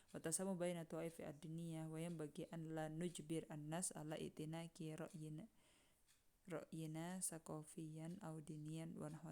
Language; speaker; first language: Arabic; non-native, fluent; Indonesian